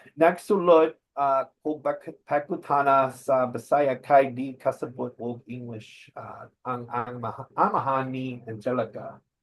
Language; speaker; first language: Cebuano; non-native, learner; English